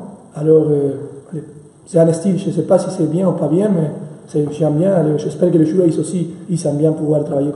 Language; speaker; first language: French; non-native, fluent; Spanish